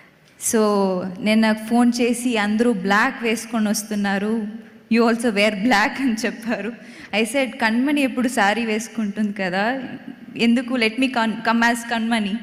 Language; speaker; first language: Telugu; non-native, local second language; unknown